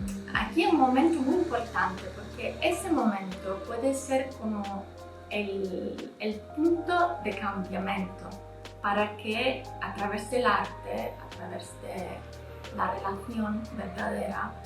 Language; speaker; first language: Spanish; non-native, fluent; Italian